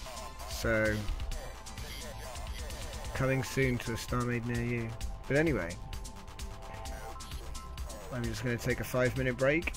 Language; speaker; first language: English; native; English